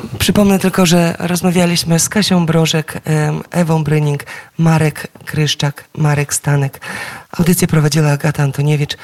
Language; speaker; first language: Polish; native; Polish